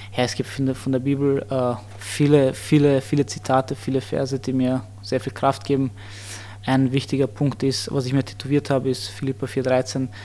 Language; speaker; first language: German; early bilingual, other home language; Armenian